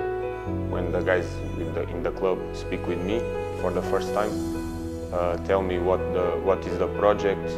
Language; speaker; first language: English; non-native, learner; Portuguese